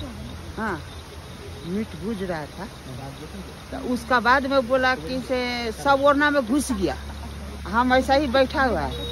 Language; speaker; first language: Hindi; non-native, local second language; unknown